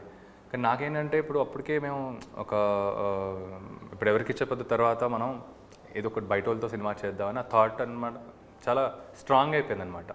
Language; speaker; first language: Telugu; native; Telugu